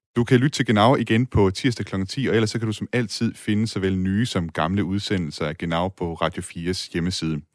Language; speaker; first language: Danish; native; Danish